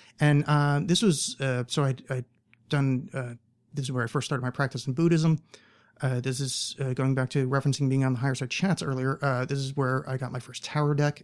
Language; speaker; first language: English; native; English